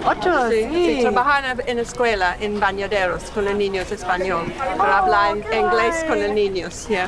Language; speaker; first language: Spanish; non-native, learner; English